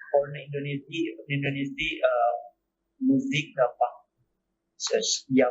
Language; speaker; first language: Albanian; non-native, learner; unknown